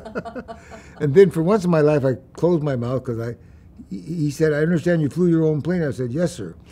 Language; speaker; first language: English; native; English